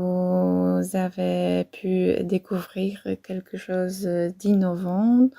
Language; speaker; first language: French; non-native, fluent; Polish